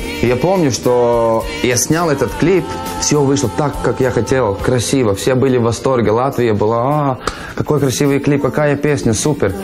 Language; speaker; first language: Russian; non-native, fluent; Latvian